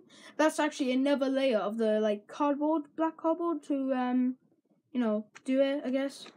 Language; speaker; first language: English; native; English